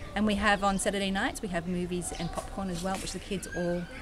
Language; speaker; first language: English; native; English